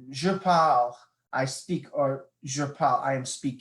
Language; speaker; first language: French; non-native, fluent; English